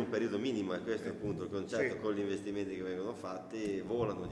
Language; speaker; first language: Italian; native; Italian